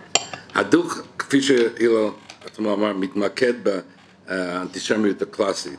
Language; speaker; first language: Hebrew; non-native, fluent; English